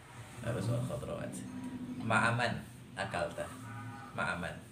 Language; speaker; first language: Arabic; non-native, fluent; Indonesian